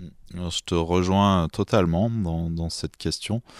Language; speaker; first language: French; native; French